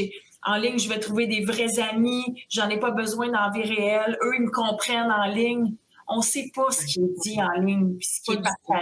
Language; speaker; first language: French; native; French